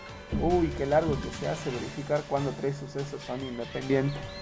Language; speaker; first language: Spanish; native; Spanish